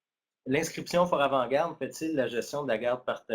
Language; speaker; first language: French; native; French